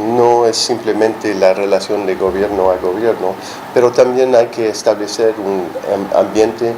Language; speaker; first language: Spanish; non-native, fluent; English